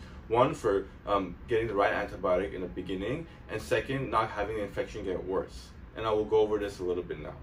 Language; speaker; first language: English; native; English